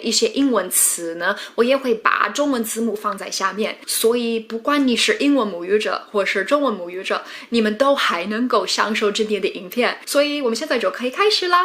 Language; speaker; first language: Chinese; non-native, fluent; English